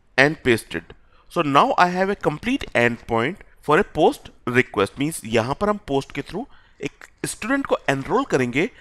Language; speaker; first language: Hindi; native; Hindi